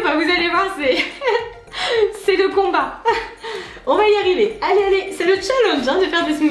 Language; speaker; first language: French; native; French